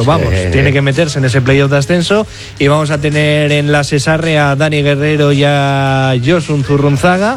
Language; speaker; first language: Spanish; native; Spanish